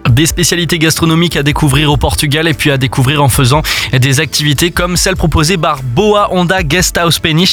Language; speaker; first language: French; native; French